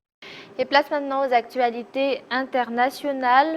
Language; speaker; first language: French; non-native, local second language; Malagasy